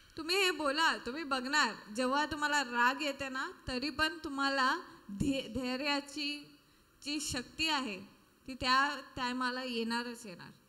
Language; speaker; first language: Marathi; non-native, local second language; Hindi